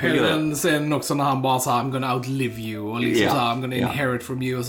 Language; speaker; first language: Swedish; native; Swedish